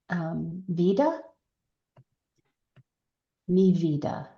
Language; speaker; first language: German; non-native, learner; English